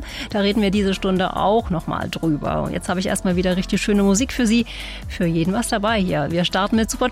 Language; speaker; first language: German; native; German